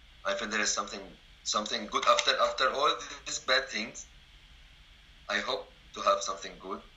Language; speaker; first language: English; non-native, learner; Arabic